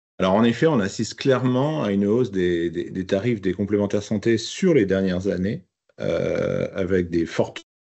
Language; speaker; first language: French; native; French